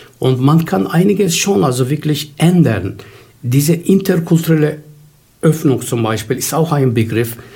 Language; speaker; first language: German; non-native, fluent; Turkish